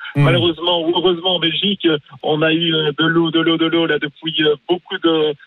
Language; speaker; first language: French; native; French